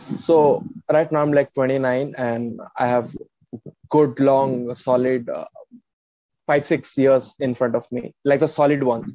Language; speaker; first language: English; non-native, local second language; Hindi